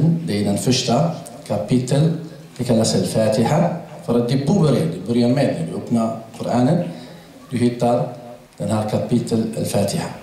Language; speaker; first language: Swedish; non-native, fluent; Arabic